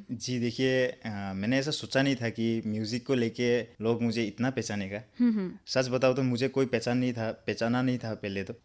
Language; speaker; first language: Hindi; non-native, local second language; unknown